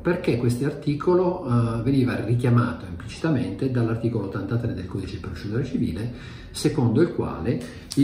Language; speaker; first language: Italian; native; Italian